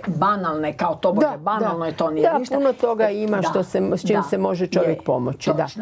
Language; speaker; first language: Croatian; native; Croatian